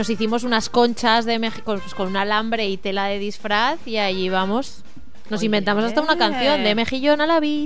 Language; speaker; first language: Spanish; native; Spanish